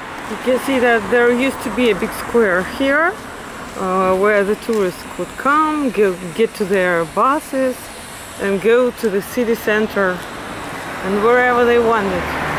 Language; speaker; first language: English; non-native, fluent; Russian